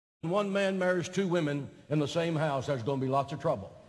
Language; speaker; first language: English; native; English